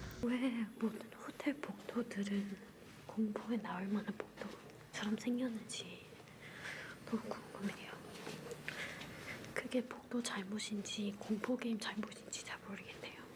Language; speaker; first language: Korean; non-native, fluent; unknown